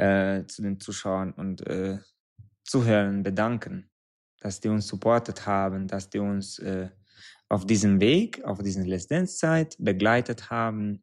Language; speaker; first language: German; non-native, fluent; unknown